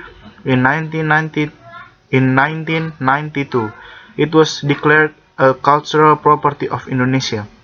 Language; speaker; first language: English; non-native, learner; Indonesian